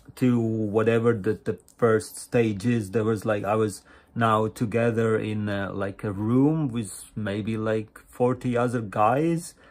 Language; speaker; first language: English; non-native, fluent; Latvian